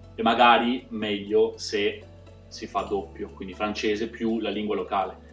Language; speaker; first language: Italian; native; Italian